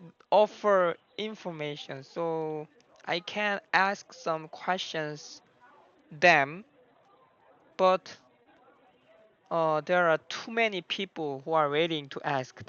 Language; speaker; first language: English; non-native, learner; Korean